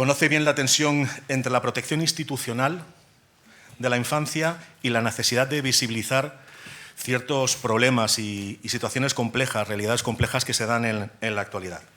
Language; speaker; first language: Spanish; native; Spanish